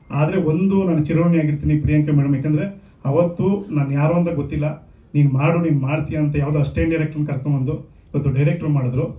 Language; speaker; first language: Kannada; native; Kannada